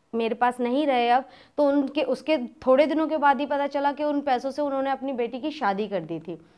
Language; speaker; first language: Hindi; native; Hindi